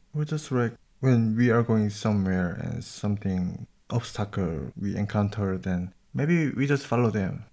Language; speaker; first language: English; non-native, learner; Korean